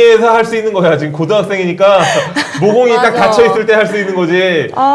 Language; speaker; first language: Korean; native; Korean